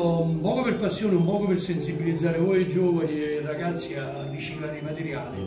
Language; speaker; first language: Italian; native; Italian